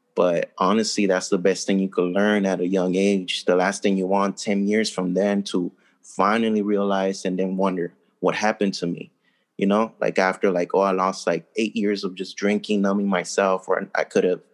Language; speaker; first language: English; early bilingual, other home language; Spanish